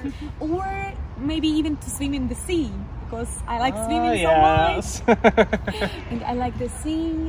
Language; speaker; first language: English; non-native, fluent; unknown